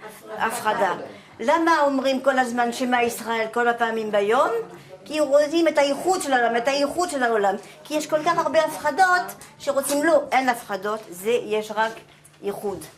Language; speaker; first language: Hebrew; non-native, fluent; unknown